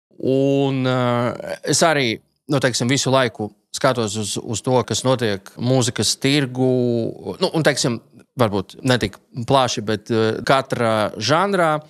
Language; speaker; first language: Latvian; non-native, local second language; Russian